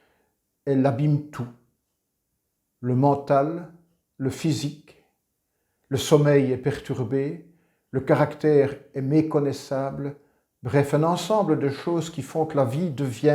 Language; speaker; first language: French; native; French